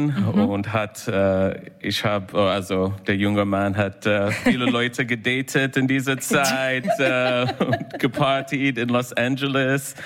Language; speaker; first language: German; non-native, learner; English